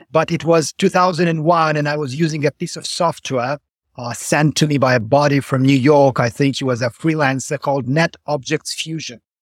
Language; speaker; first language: English; non-native, fluent; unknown